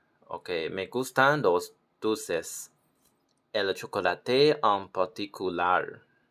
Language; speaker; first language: Spanish; non-native, learner; Chinese